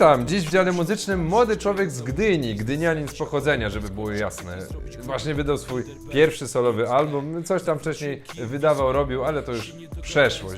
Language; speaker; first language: Polish; native; Polish